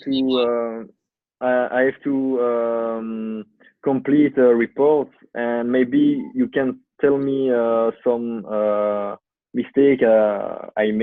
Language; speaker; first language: English; non-native, learner; French